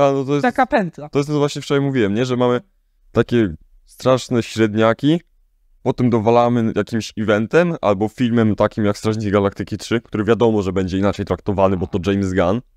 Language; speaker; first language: Polish; native; Polish